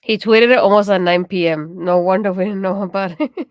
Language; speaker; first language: English; native; English